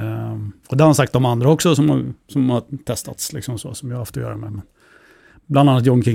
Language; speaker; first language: Swedish; native; Swedish